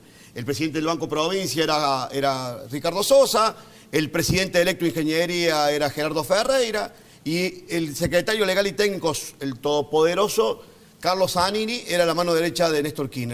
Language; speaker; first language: Spanish; native; Spanish